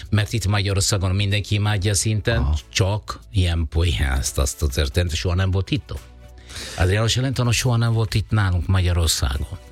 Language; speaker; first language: Hungarian; non-native, fluent; Italian